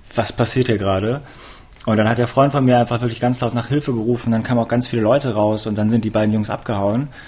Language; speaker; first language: German; native; German